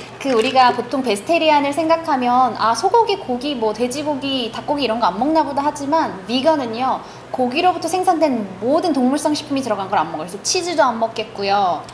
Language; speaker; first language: Korean; native; Korean